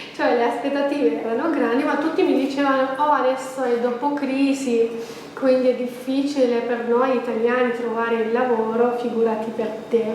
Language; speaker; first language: Italian; non-native, fluent; Albanian